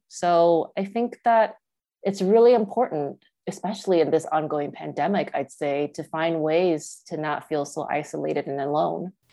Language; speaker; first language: English; early bilingual, other home language; Chinese